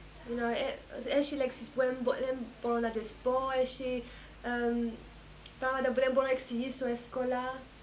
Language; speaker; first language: Greek; early bilingual, heritage; Greek